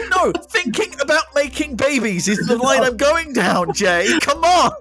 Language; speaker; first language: English; native; English